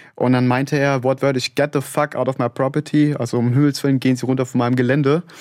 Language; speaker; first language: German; native; German